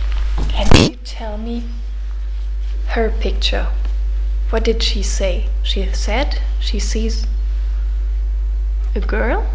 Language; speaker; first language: English; non-native, fluent; German